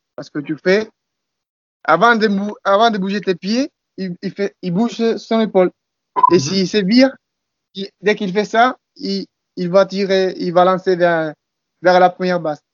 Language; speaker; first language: French; non-native, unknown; Spanish